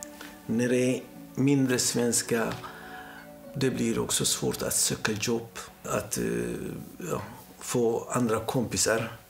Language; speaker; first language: Swedish; non-native, fluent; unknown